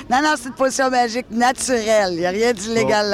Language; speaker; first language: French; native; French